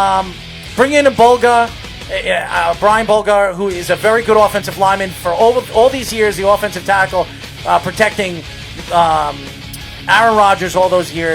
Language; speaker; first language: English; native; English